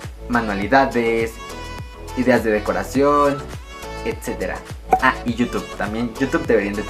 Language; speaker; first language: Spanish; native; Spanish